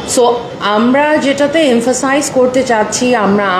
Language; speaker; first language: Bangla; native; Bangla